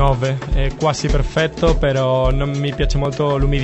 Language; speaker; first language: Italian; non-native, learner; Spanish